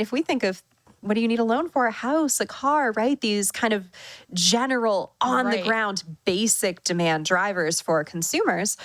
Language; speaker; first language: English; native; English